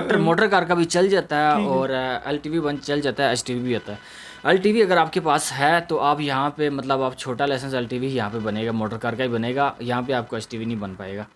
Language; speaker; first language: Urdu; non-native, local second language; Punjabi